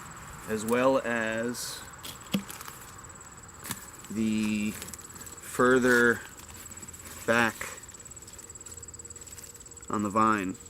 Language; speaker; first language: English; native; English